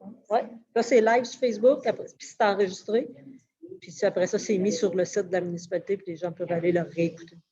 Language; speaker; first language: French; native; French